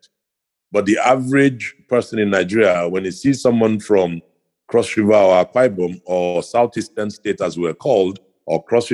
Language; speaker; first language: English; non-native, local second language; Ibibio